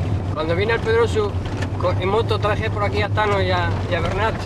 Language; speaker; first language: Spanish; native; Spanish